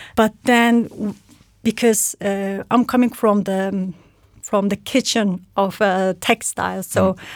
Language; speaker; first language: English; non-native, fluent; Turkish